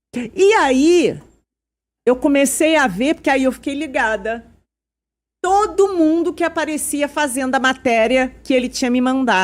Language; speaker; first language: Portuguese; native; Portuguese